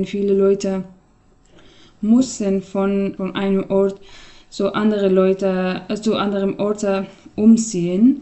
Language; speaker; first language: German; non-native, learner; Persian